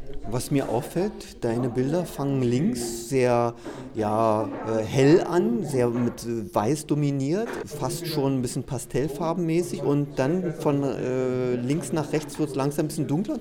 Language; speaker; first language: German; native; German